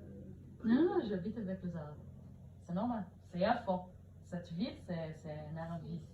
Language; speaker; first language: French; early bilingual, heritage; Hebrew